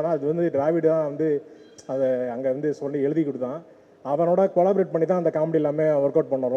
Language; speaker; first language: Tamil; native; Tamil